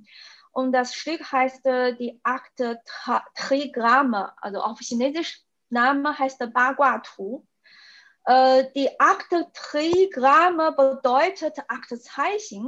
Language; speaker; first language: German; non-native, fluent; Chinese